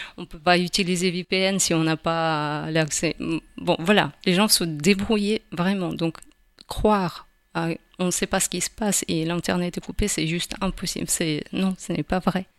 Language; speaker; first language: French; non-native, fluent; Ukrainian